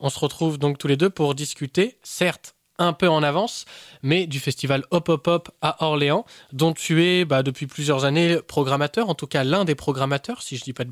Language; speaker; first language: French; native; French